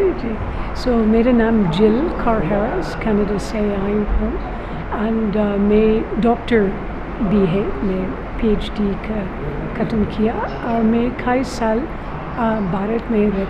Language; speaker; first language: Hindi; non-native, learner; English